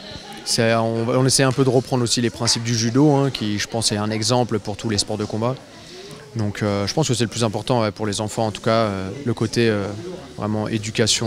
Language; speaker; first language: French; native; French